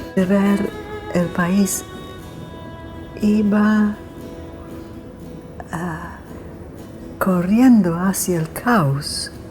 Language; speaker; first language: Spanish; non-native, fluent; English